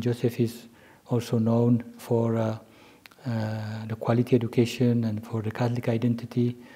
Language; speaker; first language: English; non-native, local second language; Amharic